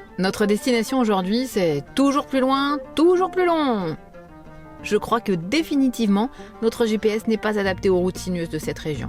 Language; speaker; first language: French; native; French